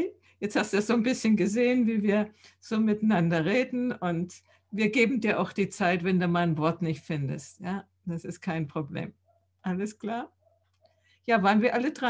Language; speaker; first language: German; native; German